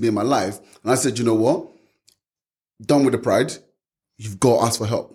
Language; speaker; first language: English; non-native, local second language; Yoruba